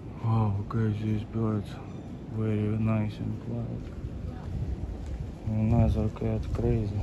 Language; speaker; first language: English; non-native, fluent; Russian